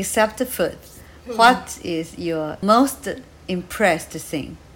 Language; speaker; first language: English; non-native, learner; Chinese